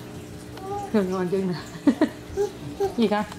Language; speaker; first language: Vietnamese; native; Vietnamese